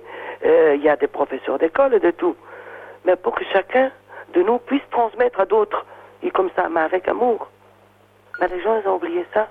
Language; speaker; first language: French; non-native, fluent; Portuguese